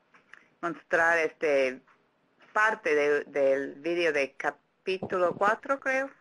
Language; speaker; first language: Spanish; non-native, fluent; English